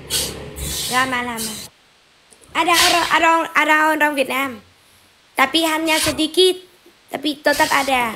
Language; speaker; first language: Indonesian; non-native, learner; Vietnamese